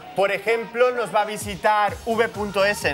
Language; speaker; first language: Spanish; native; Spanish